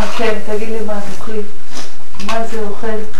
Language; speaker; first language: Hebrew; native; Hebrew